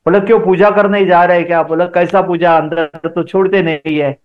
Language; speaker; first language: Hindi; non-native, local second language; Marathi